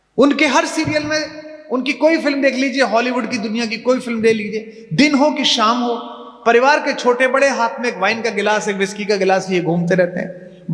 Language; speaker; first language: Hindi; native; Hindi